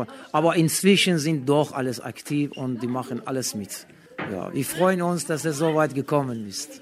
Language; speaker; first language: German; non-native, fluent; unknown